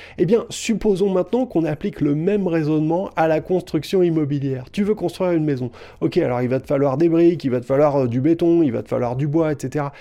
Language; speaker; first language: French; native; French